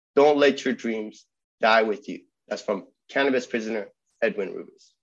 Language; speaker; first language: English; early bilingual, other home language; Persian